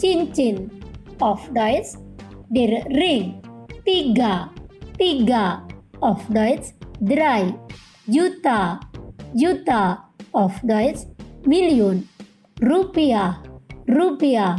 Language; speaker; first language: German; non-native, fluent; Indonesian